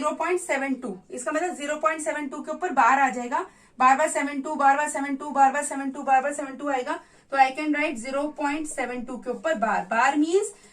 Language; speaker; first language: Hindi; native; Hindi